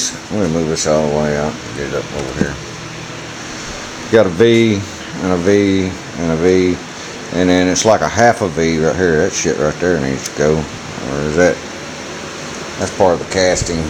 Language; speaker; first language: English; native; English